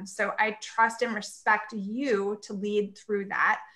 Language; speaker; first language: English; native; English